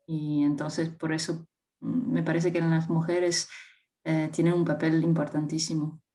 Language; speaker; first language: Spanish; non-native, fluent; French